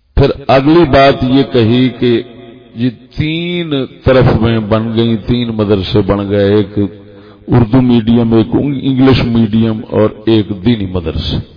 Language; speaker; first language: Urdu; native; Urdu